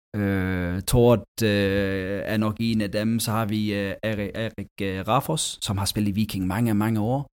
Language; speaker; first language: Danish; non-native, fluent; English